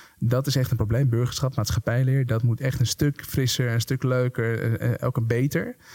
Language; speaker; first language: Dutch; native; Dutch